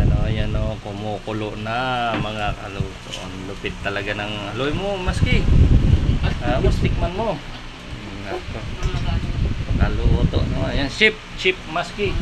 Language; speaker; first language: Filipino; non-native, local second language; Hiligaynon